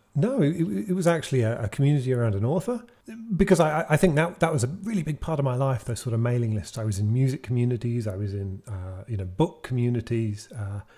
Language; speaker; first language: English; native; English